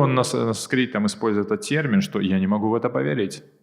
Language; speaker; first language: Russian; native; Russian